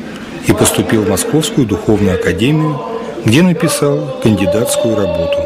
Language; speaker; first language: Russian; native; Russian